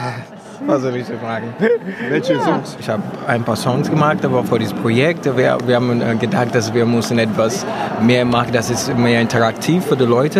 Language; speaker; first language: German; non-native, learner; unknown